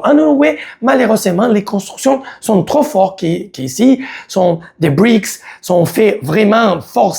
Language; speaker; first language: French; non-native, learner; Spanish